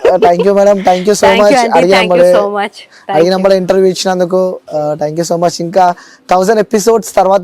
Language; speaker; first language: Telugu; native; Telugu